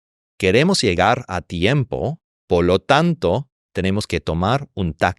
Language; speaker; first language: Spanish; non-native, fluent; English